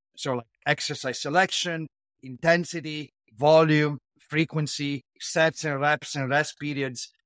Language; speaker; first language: English; non-native, fluent; Italian